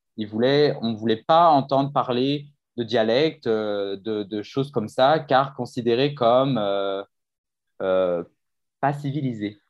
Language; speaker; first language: French; native; French